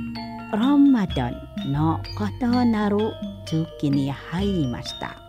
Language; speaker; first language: Japanese; non-native, fluent; Indonesian